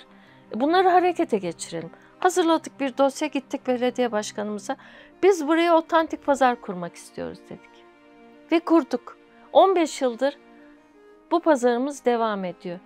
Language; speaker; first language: Turkish; native; Turkish